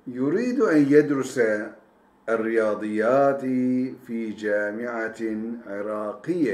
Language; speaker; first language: Arabic; non-native, fluent; Turkish